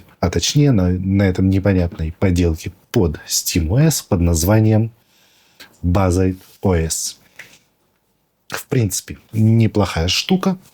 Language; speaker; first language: Russian; native; Russian